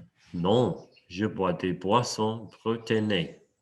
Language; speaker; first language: French; non-native, fluent; English